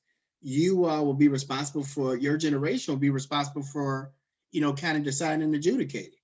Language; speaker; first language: English; native; English